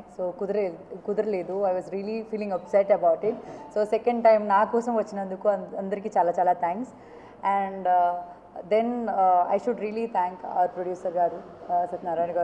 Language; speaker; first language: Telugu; non-native, fluent; Malayalam